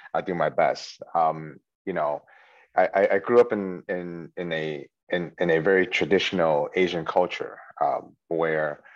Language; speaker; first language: English; early bilingual, other home language; Chinese